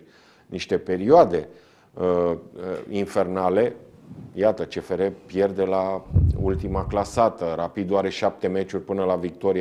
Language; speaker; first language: Romanian; native; Romanian